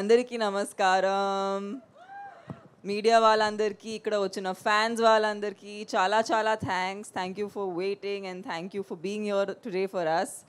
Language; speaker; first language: Telugu; non-native, fluent; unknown